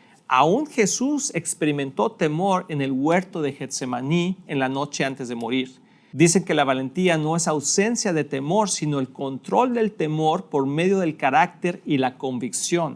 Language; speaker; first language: Spanish; native; Spanish